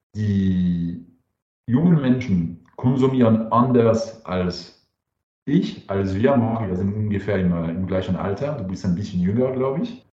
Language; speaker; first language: German; non-native, fluent; French